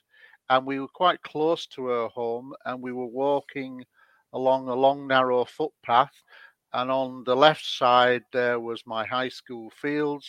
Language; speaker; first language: English; native; English